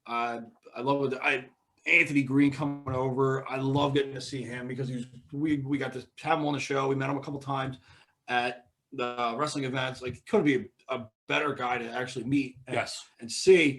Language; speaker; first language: English; native; English